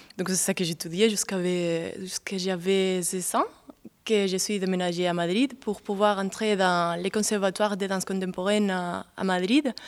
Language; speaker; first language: French; non-native, fluent; Spanish